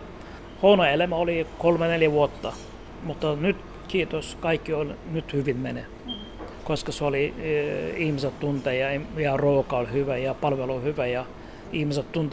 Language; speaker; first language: Finnish; non-native, learner; Turkish